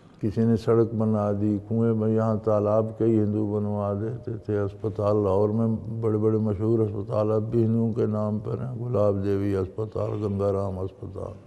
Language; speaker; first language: Urdu; non-native, local second language; Punjabi